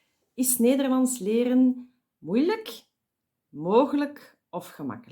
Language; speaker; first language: Dutch; non-native, fluent; French